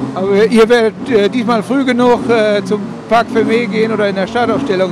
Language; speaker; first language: German; native; German